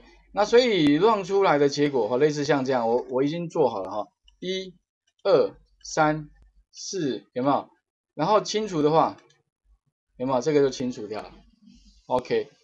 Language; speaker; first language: Chinese; native; Chinese